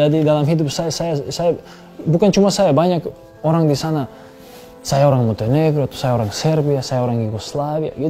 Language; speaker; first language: Indonesian; non-native, fluent; Serbian